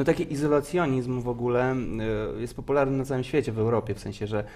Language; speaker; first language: Polish; native; Polish